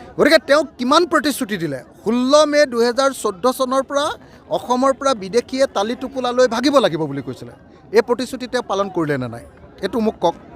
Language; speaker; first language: Assamese; non-native, local second language; Bangla